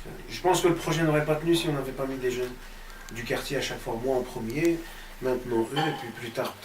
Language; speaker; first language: French; native; French